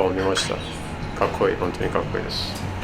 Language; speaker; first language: Japanese; non-native, learner; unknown